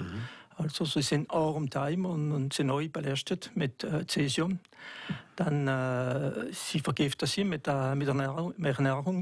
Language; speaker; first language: German; non-native, local second language; French